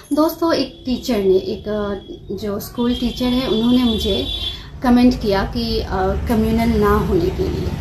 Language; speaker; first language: Hindi; non-native, local second language; Bangla